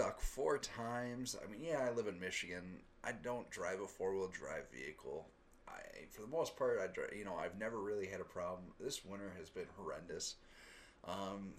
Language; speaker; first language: English; native; English